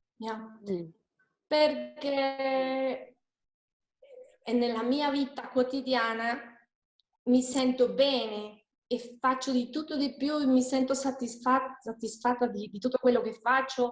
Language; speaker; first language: Italian; non-native, fluent; Spanish